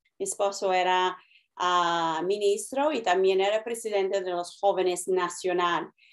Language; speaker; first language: Spanish; early bilingual, heritage; Spanish